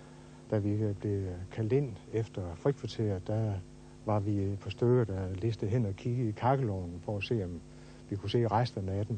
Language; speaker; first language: Danish; native; Danish